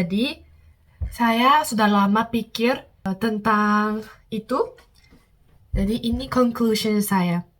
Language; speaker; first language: Indonesian; non-native, fluent; Korean